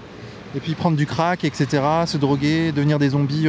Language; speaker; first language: French; native; French